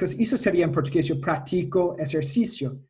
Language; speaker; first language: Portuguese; non-native, fluent; English